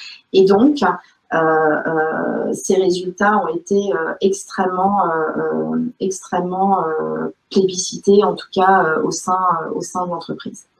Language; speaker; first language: French; native; French